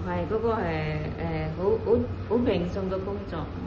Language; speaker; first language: Cantonese; non-native, fluent; Indonesian